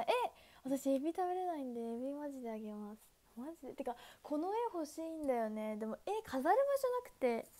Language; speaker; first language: Japanese; native; Japanese